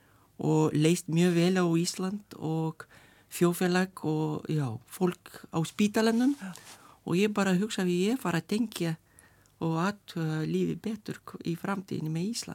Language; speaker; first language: Icelandic; non-native, fluent; Lithuanian